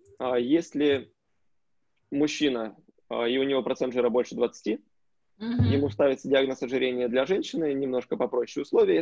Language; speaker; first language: Russian; native; Russian